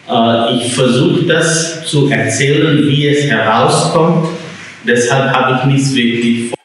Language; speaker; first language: German; non-native, fluent; English